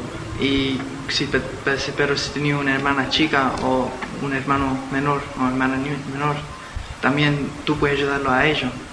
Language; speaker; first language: Spanish; early bilingual, heritage; Spanish